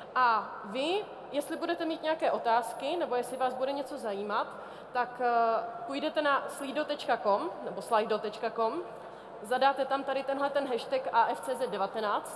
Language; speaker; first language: Czech; native; Czech